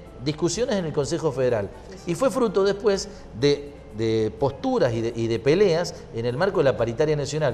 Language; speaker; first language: Spanish; native; Spanish